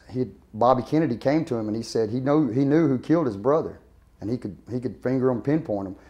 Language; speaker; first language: English; native; English